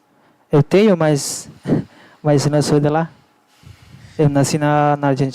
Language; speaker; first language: Portuguese; non-native, learner; Spanish